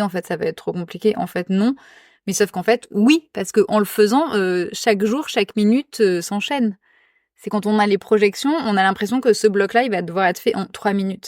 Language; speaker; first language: French; native; French